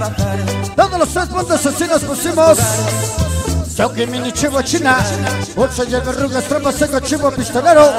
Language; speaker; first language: Spanish; native; Spanish